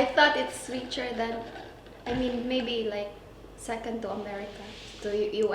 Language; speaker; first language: English; non-native, local second language; Cebuano